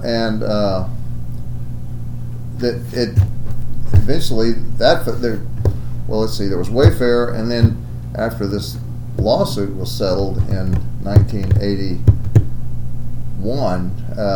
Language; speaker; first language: English; native; English